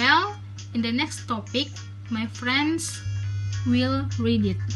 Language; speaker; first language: English; non-native, learner; Indonesian